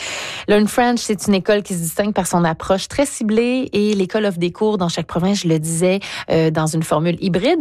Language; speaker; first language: French; native; French